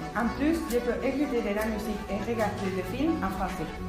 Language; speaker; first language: French; non-native, learner; Spanish